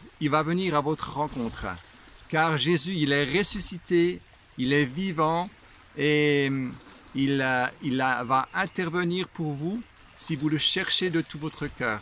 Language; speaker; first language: French; native; French